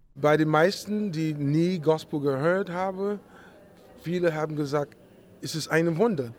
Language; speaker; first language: German; non-native, learner; English